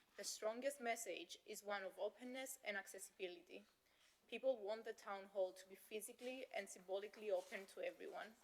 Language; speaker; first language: English; non-native, fluent; Greek